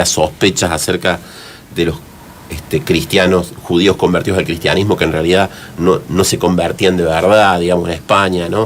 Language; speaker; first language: Spanish; native; Spanish